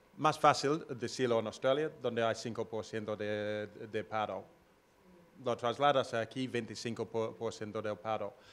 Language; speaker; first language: Spanish; non-native, fluent; English